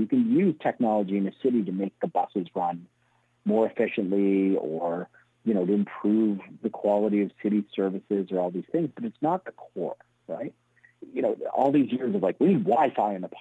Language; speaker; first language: English; native; English